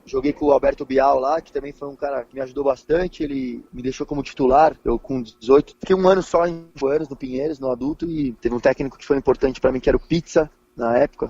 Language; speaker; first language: Portuguese; native; Portuguese